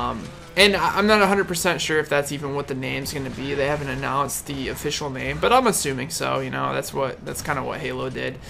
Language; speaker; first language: English; native; English